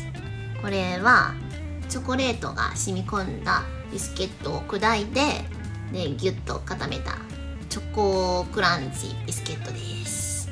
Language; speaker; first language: Japanese; non-native, fluent; Chinese